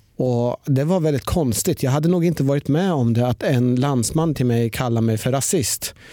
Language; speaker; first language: Swedish; early bilingual, other home language; Persian